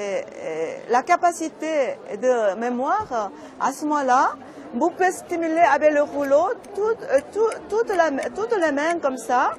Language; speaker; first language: French; non-native, fluent; Korean